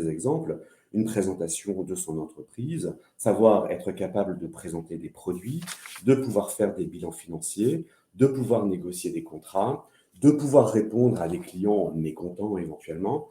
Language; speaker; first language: French; native; French